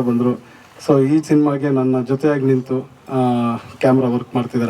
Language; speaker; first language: Kannada; native; Kannada